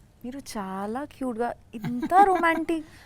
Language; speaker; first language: Telugu; non-native, learner; Bangla